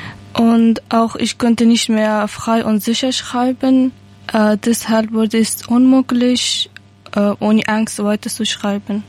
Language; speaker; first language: German; non-native, learner; Persian